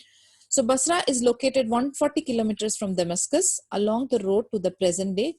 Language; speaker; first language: English; non-native, local second language; Urdu